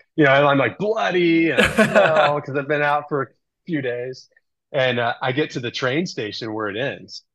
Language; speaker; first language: English; native; English